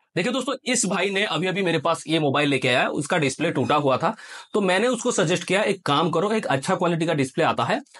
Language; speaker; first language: Hindi; non-native, local second language; Odia